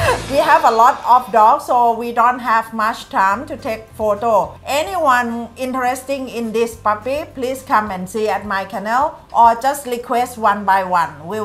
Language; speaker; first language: English; non-native, learner; Thai